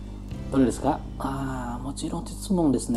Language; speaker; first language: Japanese; non-native, fluent; Indonesian